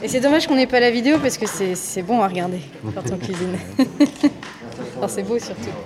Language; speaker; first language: French; native; French